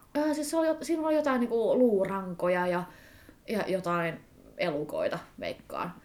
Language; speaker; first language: Finnish; native; Finnish